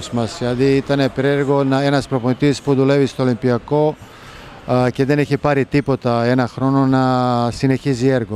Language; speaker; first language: Greek; non-native, fluent; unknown